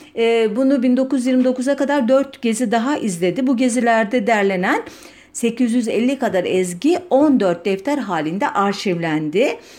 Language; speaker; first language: Turkish; native; Turkish